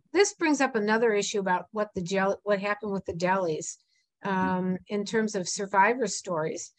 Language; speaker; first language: English; native; English